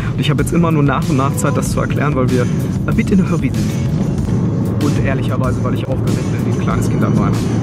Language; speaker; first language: German; native; German